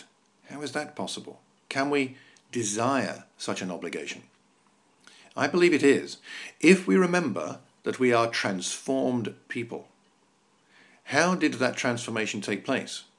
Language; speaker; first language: English; native; English